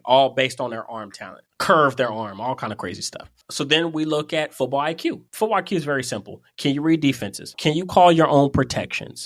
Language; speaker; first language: English; native; English